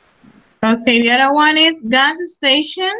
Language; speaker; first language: English; non-native, learner; Spanish